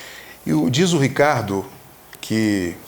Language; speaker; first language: Portuguese; native; Portuguese